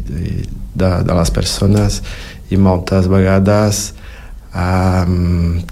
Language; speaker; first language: Catalan; non-native, learner; Portuguese